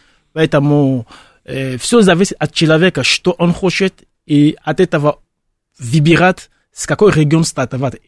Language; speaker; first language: Russian; non-native, fluent; Fon